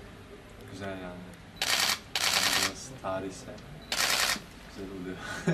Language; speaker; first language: Turkish; early bilingual, heritage; Turkish